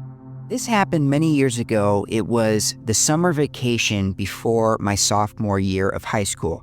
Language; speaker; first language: English; native; English